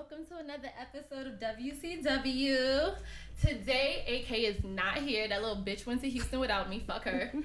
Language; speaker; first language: English; early bilingual, other home language; Spanish